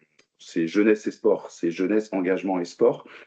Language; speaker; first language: French; native; French